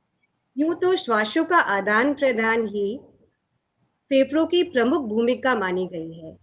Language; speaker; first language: Hindi; native; Hindi